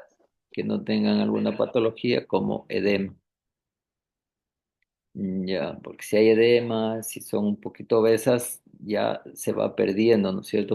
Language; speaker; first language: Spanish; native; Spanish